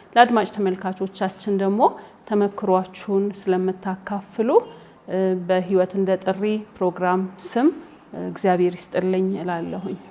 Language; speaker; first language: Amharic; native; Amharic